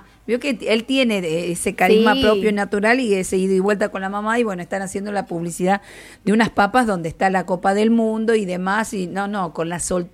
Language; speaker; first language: Spanish; native; Spanish